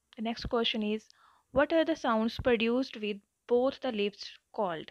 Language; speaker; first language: English; non-native, local second language; Punjabi